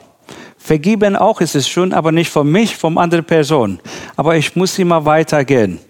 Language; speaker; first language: German; non-native, learner; Persian